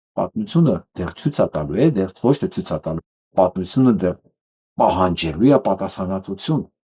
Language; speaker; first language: Armenian; native; Armenian